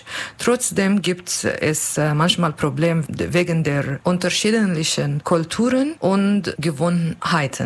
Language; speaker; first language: German; non-native, learner; Turkish